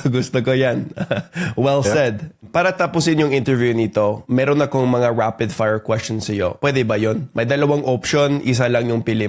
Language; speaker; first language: Filipino; non-native, fluent; English